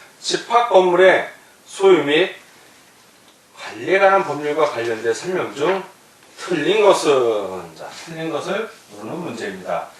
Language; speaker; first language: Korean; native; Korean